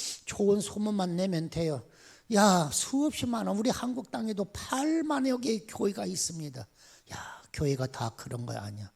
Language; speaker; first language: Korean; native; Korean